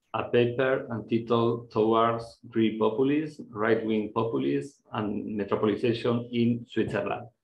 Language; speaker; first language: English; non-native, fluent; Spanish